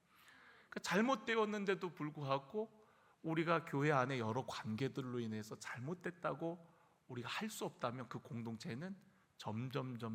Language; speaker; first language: Korean; native; Korean